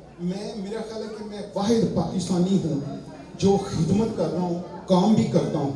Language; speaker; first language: Urdu; non-native, local second language; Punjabi